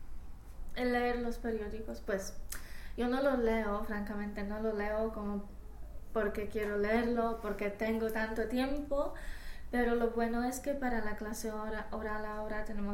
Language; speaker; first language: Spanish; non-native, fluent; English